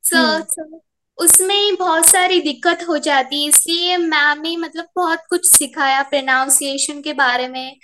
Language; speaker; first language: Hindi; non-native, local second language; Marathi